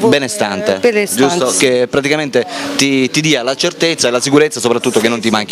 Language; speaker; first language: Italian; native; Italian